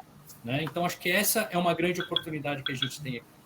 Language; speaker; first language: Portuguese; native; Portuguese